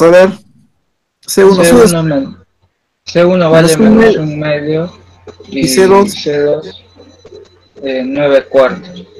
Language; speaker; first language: Spanish; native; Spanish